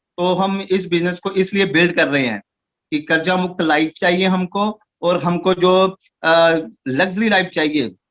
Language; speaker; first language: Hindi; non-native, local second language; Punjabi